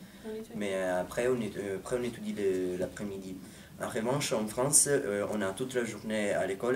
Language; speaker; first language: French; non-native, fluent; Italian